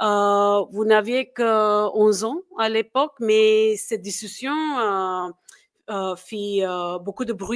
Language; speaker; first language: French; non-native, fluent; English